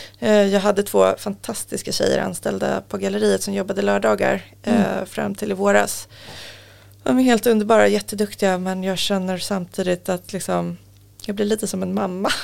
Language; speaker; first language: Swedish; native; Swedish